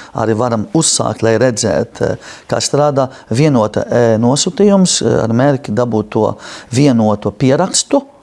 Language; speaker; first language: Latvian; non-native, fluent; Arabic